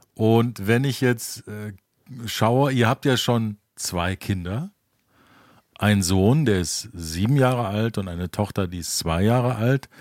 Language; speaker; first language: German; native; German